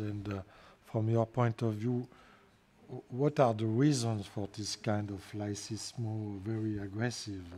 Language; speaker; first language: English; non-native, fluent; French